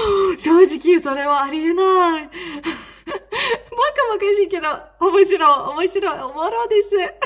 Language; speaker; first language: Japanese; non-native, fluent; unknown